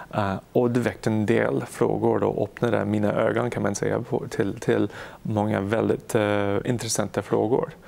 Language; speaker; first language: Swedish; non-native, fluent; English